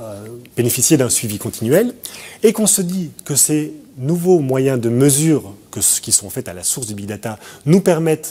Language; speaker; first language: French; native; French